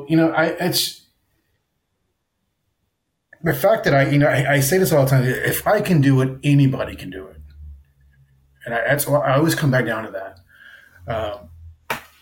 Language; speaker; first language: English; native; English